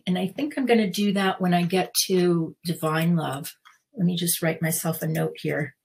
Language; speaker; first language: English; native; English